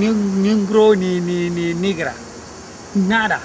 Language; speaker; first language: Spanish; non-native, learner; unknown